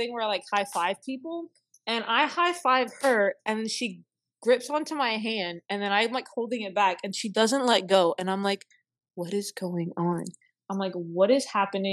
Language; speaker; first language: English; native; English